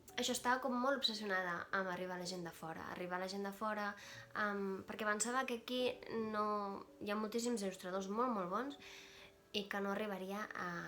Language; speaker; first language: Catalan; non-native, local second language; Spanish